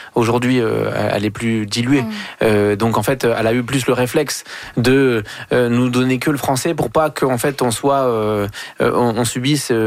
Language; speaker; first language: French; native; French